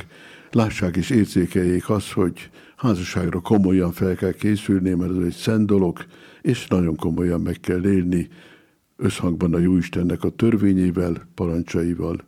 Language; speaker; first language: Hungarian; native; Hungarian